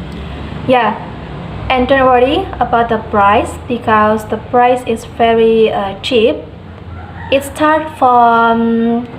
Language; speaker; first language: English; non-native, learner; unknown